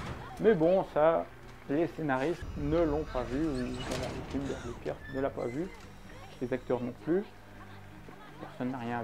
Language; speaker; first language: French; native; French